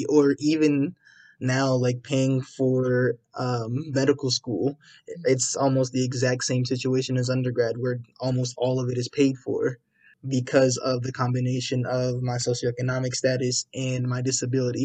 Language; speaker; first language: English; native; English